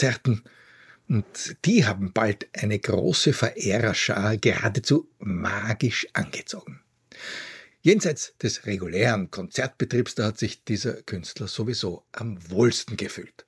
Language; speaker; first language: German; native; German